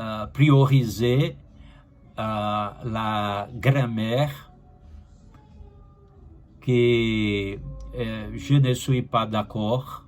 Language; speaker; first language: French; non-native, learner; Portuguese